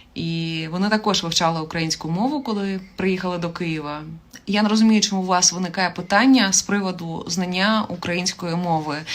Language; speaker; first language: Ukrainian; native; Ukrainian